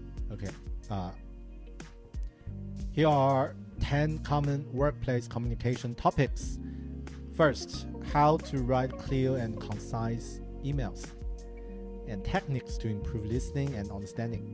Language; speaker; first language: English; non-native, fluent; Chinese